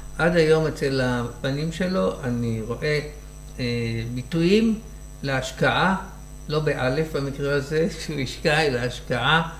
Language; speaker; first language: Hebrew; native; Hebrew